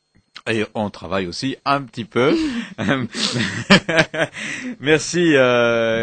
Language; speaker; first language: French; native; French